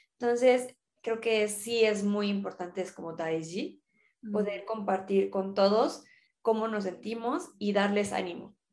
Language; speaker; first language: Spanish; native; Spanish